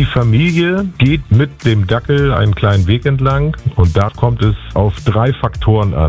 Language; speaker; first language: German; native; German